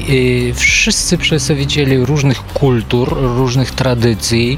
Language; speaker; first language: Polish; non-native, fluent; Bulgarian